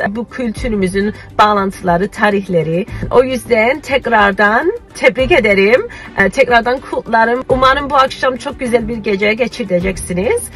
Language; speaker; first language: Turkish; early bilingual, heritage; Turkish